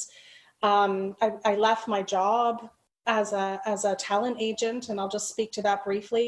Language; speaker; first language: English; native; English